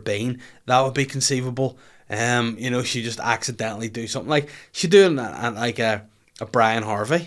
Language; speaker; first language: English; native; English